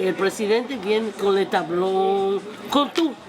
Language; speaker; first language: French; non-native, learner; Spanish